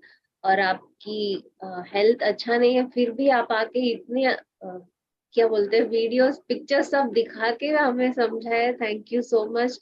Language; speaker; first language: Hindi; non-native, local second language; Telugu